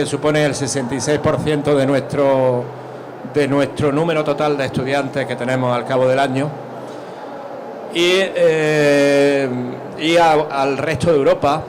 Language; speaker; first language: Spanish; native; Spanish